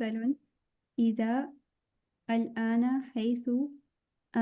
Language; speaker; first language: Arabic; non-native, learner; Urdu